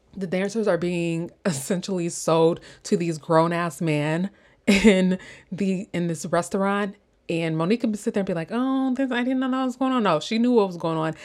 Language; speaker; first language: English; native; English